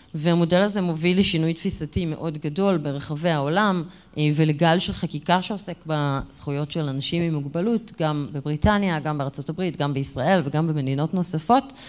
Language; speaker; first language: Hebrew; native; Hebrew